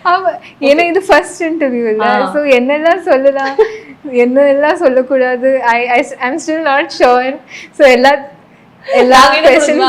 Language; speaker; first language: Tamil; non-native, fluent; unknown